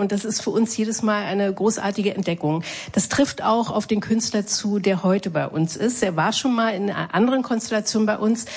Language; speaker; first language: German; native; German